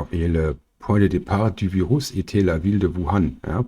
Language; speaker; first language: French; non-native, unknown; German